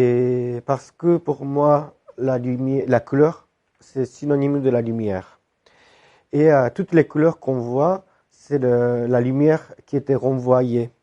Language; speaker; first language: French; non-native, fluent; Japanese